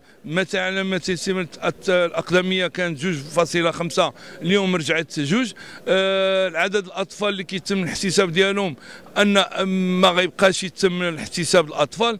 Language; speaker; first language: Arabic; native; Arabic